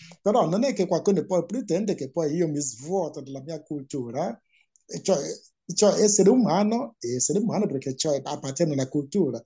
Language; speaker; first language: Italian; non-native, fluent; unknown